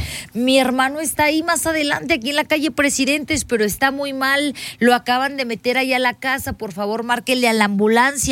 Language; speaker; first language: Spanish; native; Spanish